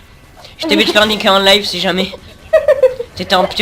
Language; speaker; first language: French; native; French